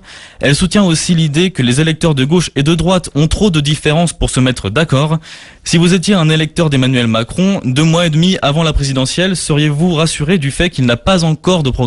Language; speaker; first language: French; native; French